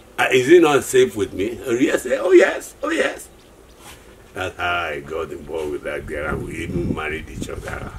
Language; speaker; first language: English; non-native, local second language; Yoruba